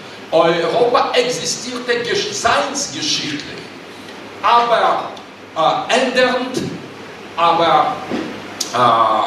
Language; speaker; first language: German; non-native, learner; Russian